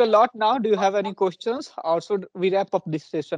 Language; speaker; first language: English; non-native, local second language; Punjabi